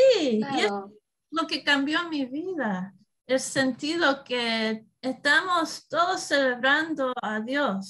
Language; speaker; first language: Spanish; non-native, learner; English